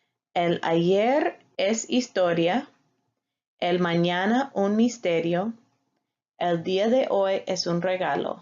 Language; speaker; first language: Spanish; non-native, fluent; English